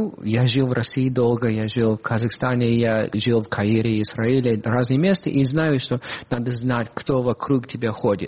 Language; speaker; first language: Russian; non-native, fluent; English